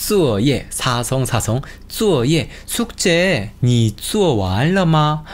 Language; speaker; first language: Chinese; non-native, fluent; Korean